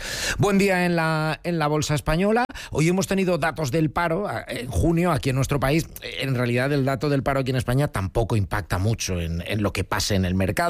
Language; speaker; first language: Spanish; native; Spanish